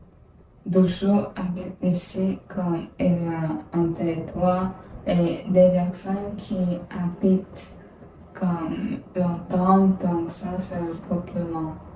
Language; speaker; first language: French; non-native, learner; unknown